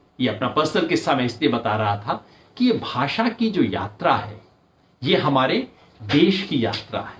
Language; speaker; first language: Hindi; native; Hindi